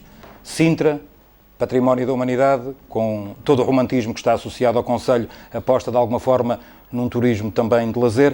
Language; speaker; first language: Portuguese; native; Portuguese